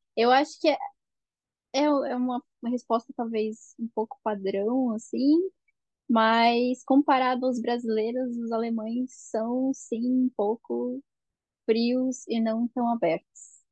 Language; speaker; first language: Portuguese; native; Portuguese